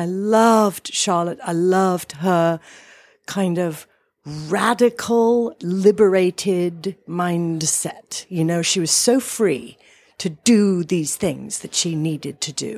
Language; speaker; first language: English; native; English